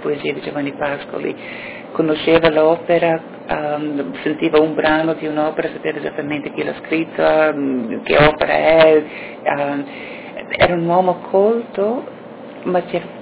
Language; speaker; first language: Italian; early bilingual, heritage; Italian